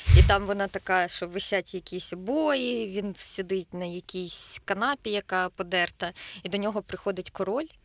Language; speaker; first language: Ukrainian; native; Ukrainian